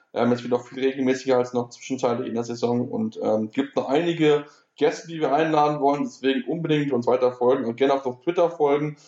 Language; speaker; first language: German; native; German